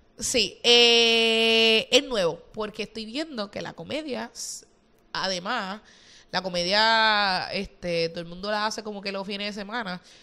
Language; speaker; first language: Spanish; native; Spanish